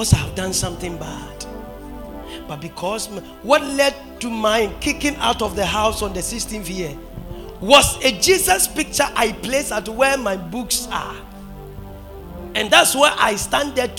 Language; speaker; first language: English; non-native, local second language; Akan